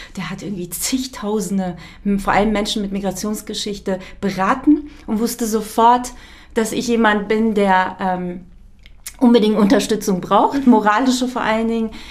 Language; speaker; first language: German; early bilingual, other home language; Kurdish